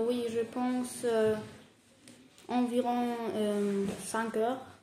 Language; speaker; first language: French; non-native, learner; German